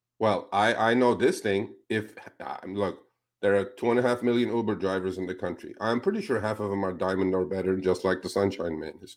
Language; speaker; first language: English; non-native, fluent; Spanish